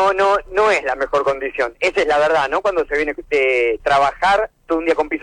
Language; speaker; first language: Spanish; native; Spanish